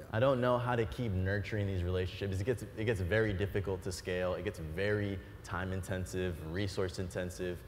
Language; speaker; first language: English; native; English